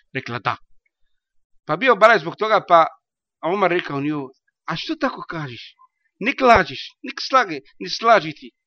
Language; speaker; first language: Bosnian; non-native, learner; Arabic